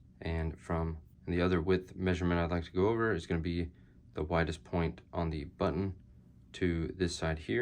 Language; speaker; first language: English; native; English